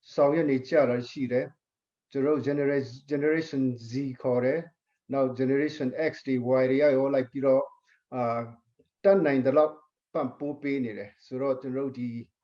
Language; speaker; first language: Burmese; non-native, local second language; Hakha Chin